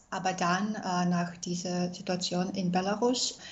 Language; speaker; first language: German; non-native, fluent; Russian